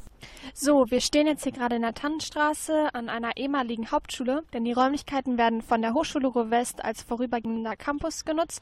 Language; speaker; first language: German; native; German